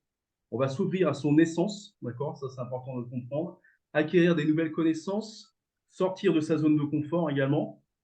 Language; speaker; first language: French; native; French